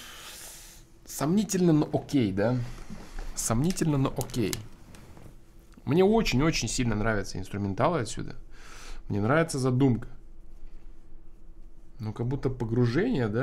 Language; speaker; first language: Russian; native; Russian